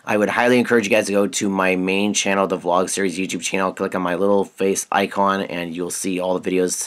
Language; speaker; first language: English; native; English